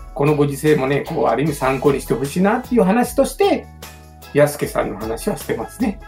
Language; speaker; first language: Japanese; non-native, fluent; Sinhala